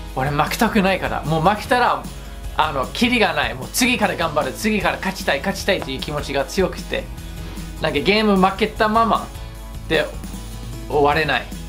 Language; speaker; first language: Japanese; non-native, fluent; English